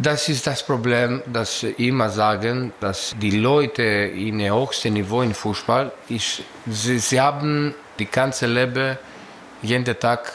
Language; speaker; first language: German; non-native, learner; Greek